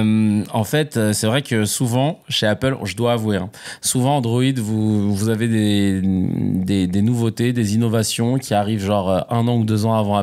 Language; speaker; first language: French; native; French